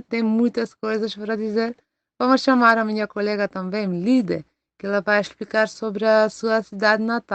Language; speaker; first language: Portuguese; non-native, fluent; Macedonian